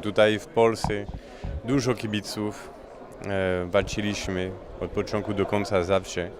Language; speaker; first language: Polish; non-native, learner; French